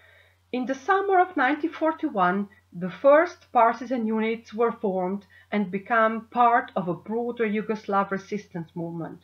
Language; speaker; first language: English; non-native, fluent; Slovenian